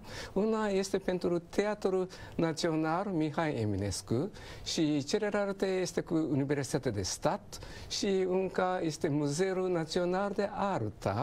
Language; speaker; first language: Romanian; non-native, learner; Japanese